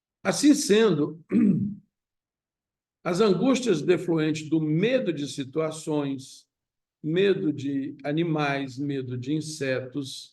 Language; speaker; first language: Portuguese; native; Portuguese